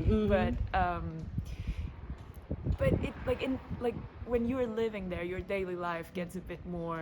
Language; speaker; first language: English; non-native, fluent; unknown